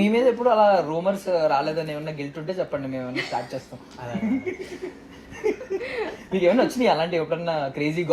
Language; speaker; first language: Telugu; native; Telugu